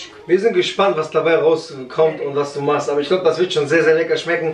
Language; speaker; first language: German; early bilingual, other home language; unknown